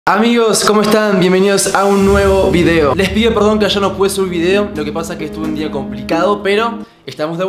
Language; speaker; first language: Spanish; native; Spanish